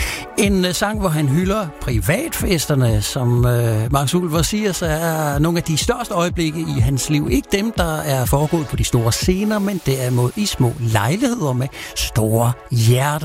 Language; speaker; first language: Danish; native; Danish